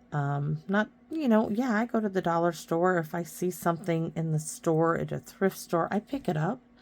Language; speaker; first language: English; native; English